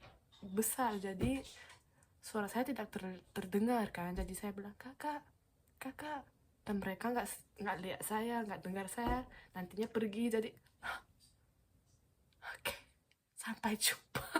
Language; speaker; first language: Indonesian; non-native, fluent; Korean